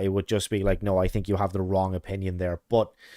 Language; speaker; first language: English; native; English